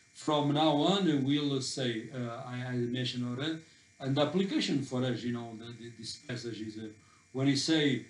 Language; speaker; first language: English; non-native, fluent; Portuguese